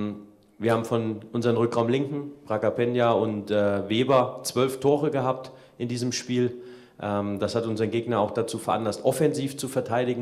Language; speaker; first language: German; native; German